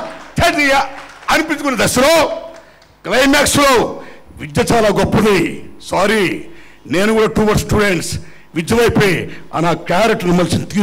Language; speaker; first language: Telugu; native; Telugu